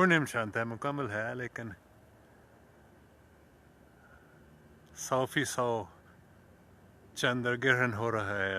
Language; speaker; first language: Urdu; non-native, fluent; English